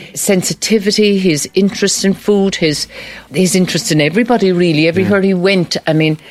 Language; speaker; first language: English; native; English